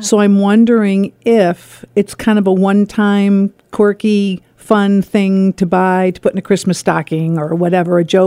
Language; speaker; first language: English; native; English